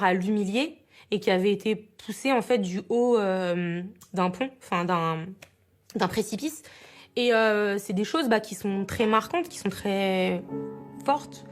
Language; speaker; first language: French; early bilingual, other home language; Armenian